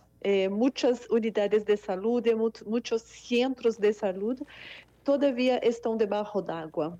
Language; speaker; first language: Spanish; non-native, fluent; Portuguese